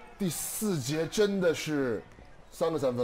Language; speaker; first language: Chinese; native; Chinese